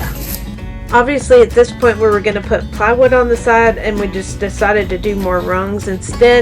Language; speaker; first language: English; native; English